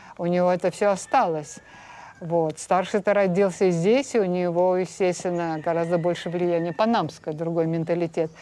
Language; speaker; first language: Russian; native; Russian